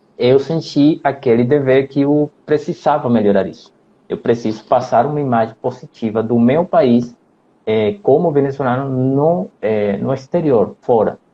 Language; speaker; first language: Portuguese; non-native, fluent; Spanish